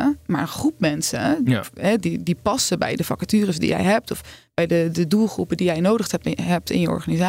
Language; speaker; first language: Dutch; native; Dutch